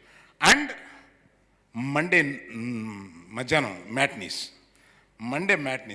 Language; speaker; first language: Telugu; native; Telugu